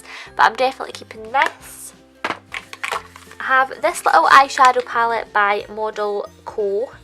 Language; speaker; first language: English; native; English